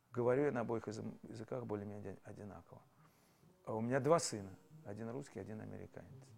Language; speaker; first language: Russian; native; Russian